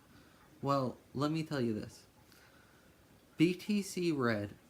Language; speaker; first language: English; native; English